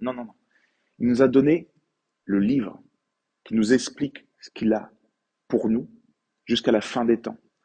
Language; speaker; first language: French; native; French